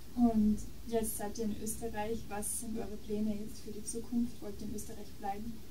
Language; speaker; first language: German; native; German